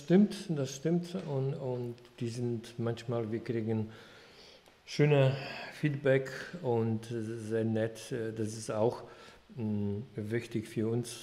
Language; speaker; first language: German; non-native, fluent; Polish